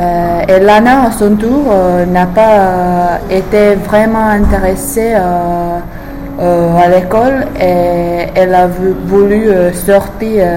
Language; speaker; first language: French; non-native, fluent; English